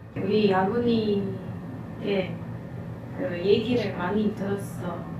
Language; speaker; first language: Korean; non-native, learner; Filipino